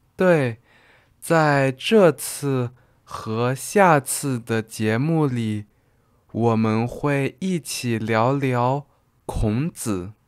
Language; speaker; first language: Chinese; native; Chinese